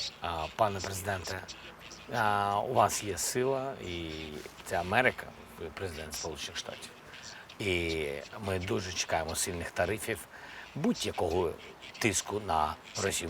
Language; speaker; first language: Ukrainian; non-native, local second language; Russian